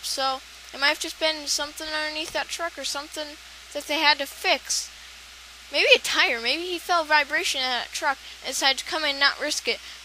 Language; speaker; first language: English; native; English